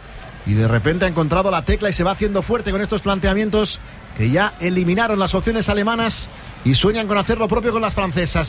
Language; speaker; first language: Spanish; native; Spanish